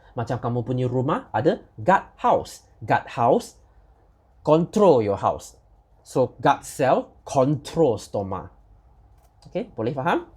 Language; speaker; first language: Malay; non-native, local second language; Chinese